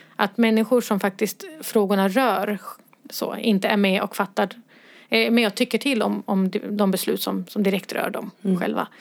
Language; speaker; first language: Swedish; early bilingual, other home language; Arabic